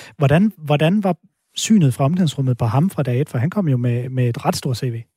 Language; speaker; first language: Danish; native; Danish